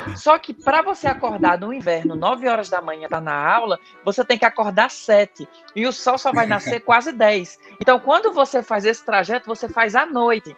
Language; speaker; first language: Portuguese; native; Portuguese